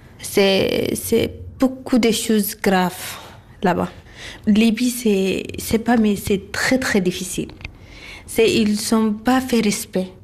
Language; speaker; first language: French; non-native, learner; Arabic